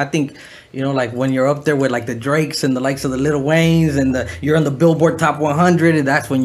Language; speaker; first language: English; early bilingual, other home language; Spanish